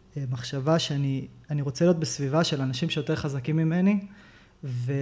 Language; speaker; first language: Hebrew; native; Hebrew